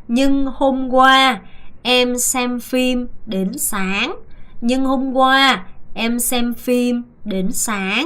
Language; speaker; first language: Vietnamese; non-native, fluent; Korean